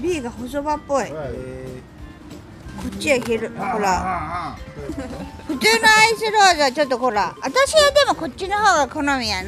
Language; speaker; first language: Japanese; native; Japanese